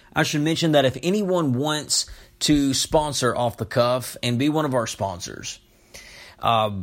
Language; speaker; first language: English; native; English